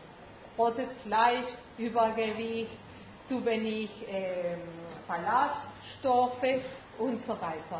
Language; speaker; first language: German; non-native, fluent; Spanish